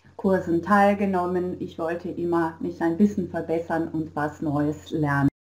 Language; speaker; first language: German; non-native, fluent; Slovenian